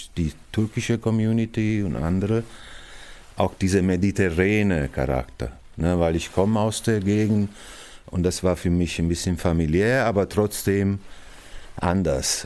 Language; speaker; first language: German; non-native, fluent; Italian